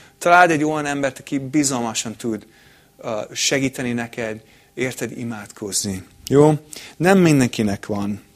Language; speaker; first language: Hungarian; non-native, fluent; English